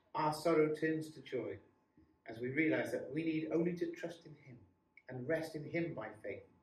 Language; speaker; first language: English; native; English